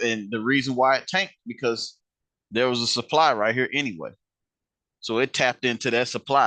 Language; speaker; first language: English; native; English